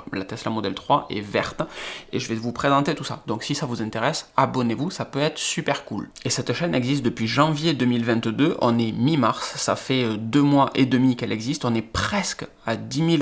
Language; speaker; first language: French; native; French